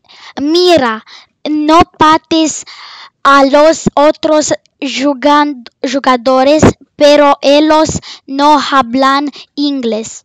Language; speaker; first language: Spanish; non-native, learner; Romanian